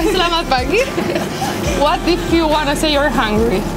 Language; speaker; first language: English; non-native, fluent; Romanian